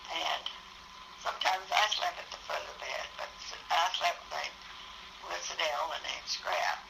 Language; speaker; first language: English; native; English